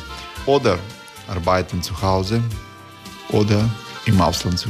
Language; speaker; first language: German; non-native, fluent; Croatian